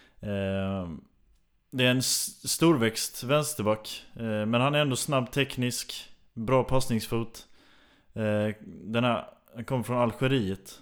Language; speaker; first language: Swedish; native; Swedish